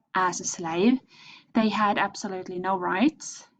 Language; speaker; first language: English; non-native, fluent; Norwegian